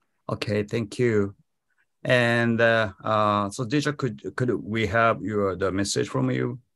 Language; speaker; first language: English; non-native, fluent; Japanese